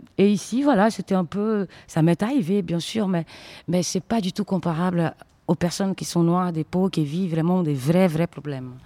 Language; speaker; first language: French; non-native, fluent; Portuguese